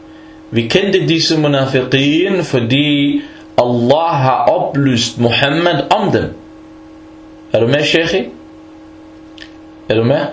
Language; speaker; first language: Danish; early bilingual, other home language; Arabic